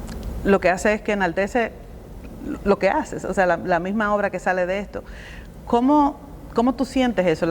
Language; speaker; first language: Spanish; native; Spanish